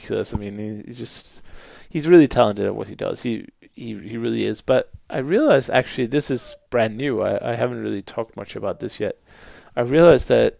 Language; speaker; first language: English; non-native, fluent; Danish